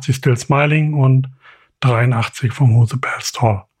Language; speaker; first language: German; native; German